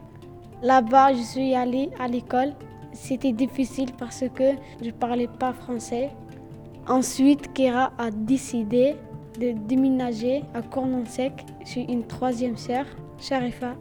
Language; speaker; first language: French; non-native, learner; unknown